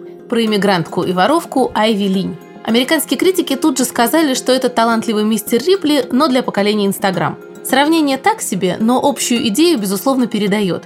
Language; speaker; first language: Russian; native; Russian